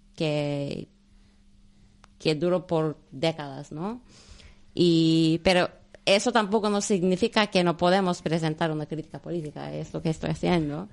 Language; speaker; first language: Spanish; non-native, fluent; Turkish